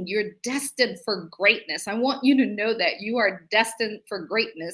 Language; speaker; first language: English; native; English